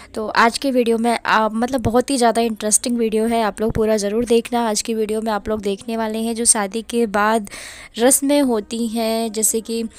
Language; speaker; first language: Hindi; native; Hindi